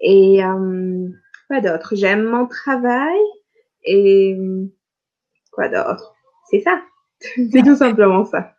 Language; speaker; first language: French; non-native, local second language; Arabic